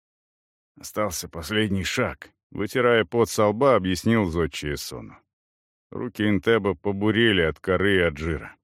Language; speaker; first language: Russian; native; Russian